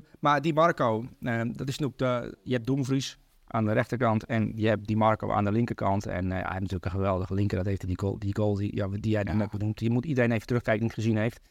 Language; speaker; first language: Dutch; early bilingual, other home language; Turkish